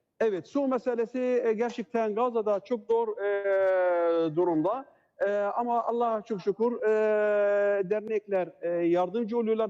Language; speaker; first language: Turkish; non-native, learner; Arabic